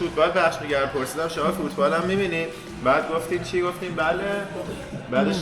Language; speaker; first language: Persian; native; Persian